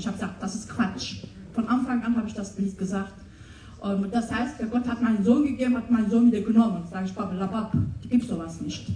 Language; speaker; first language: German; non-native, learner; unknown